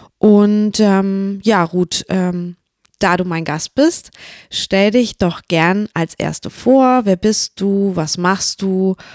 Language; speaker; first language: German; native; German